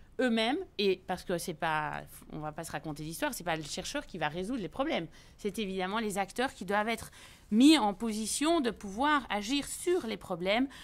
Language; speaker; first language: French; native; French